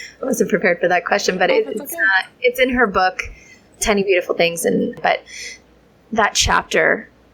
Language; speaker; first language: English; native; English